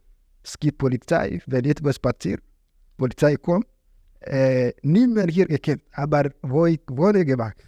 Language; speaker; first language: German; non-native, learner; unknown